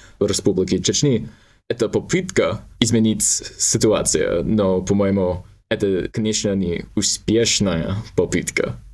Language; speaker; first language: Russian; non-native, learner; English